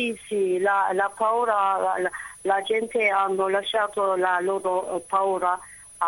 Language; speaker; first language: Italian; non-native, fluent; Turkish